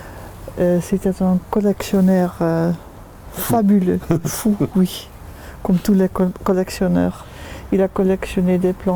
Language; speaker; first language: French; non-native, fluent; Dutch